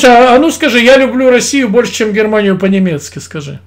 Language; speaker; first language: Russian; native; Russian